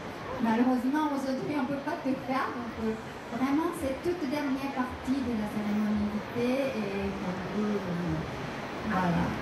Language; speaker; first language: French; non-native, fluent; Japanese